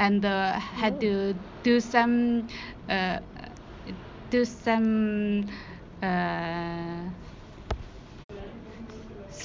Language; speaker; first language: English; non-native, learner; Chinese